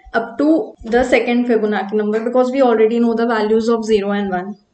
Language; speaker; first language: English; non-native, local second language; Hindi